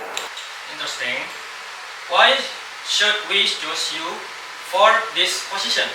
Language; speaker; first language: English; non-native, learner; Indonesian